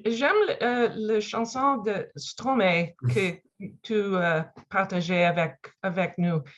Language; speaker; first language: French; non-native, learner; English